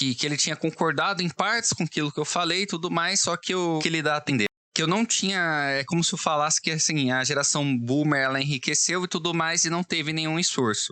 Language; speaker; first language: Portuguese; native; Portuguese